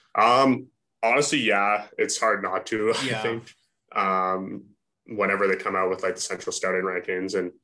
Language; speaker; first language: English; native; English